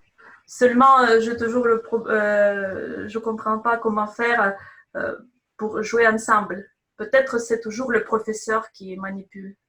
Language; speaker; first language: French; non-native, fluent; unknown